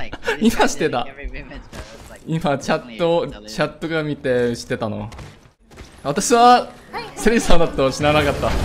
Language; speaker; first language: Japanese; non-native, learner; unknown